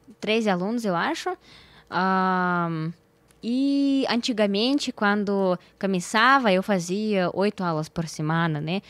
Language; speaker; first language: Portuguese; non-native, fluent; Russian